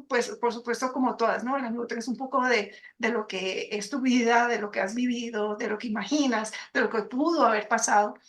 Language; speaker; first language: Spanish; native; Spanish